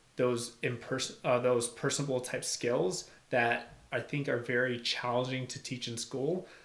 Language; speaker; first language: English; early bilingual, other home language; Albanian